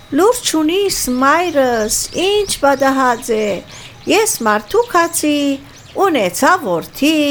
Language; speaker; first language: Armenian; early bilingual, heritage; Armenian